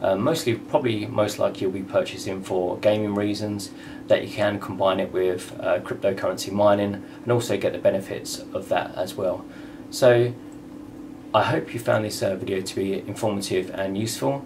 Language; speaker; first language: English; native; English